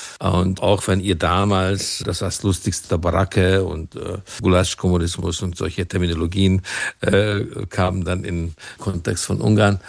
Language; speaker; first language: German; non-native, fluent; Hungarian